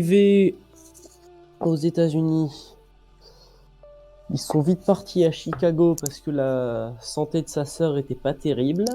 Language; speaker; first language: French; native; French